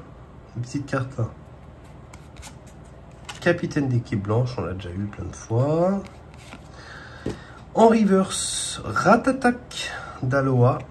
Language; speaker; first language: French; native; French